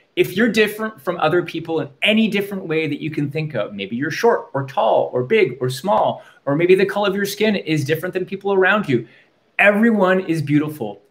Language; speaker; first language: English; native; English